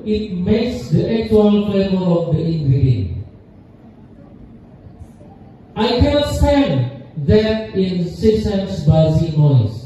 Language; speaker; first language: English; non-native, learner; Indonesian